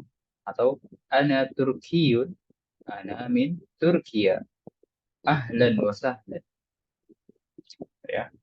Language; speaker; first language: Arabic; non-native, fluent; Indonesian